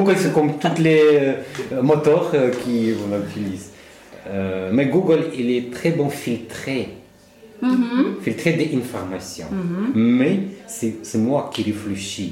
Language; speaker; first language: French; non-native, learner; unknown